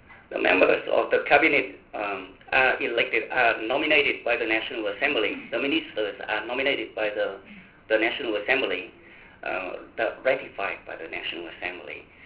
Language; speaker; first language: English; non-native, fluent; Vietnamese